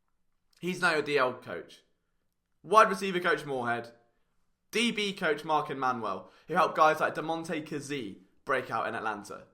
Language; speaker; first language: English; native; English